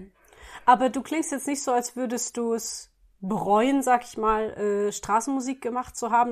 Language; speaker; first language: German; native; German